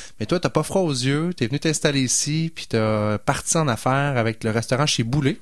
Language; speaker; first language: French; native; French